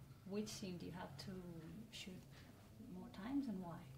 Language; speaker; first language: English; non-native, fluent; Spanish